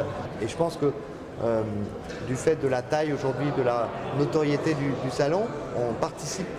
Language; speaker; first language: French; native; French